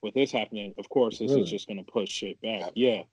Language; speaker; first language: English; native; English